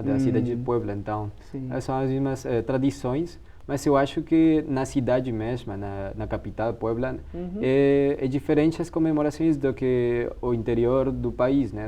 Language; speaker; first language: Portuguese; non-native, fluent; Spanish